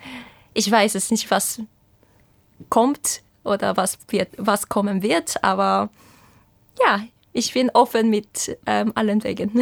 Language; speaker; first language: German; non-native, fluent; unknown